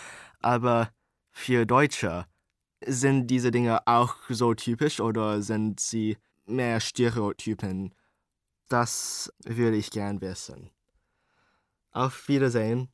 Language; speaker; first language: German; non-native, learner; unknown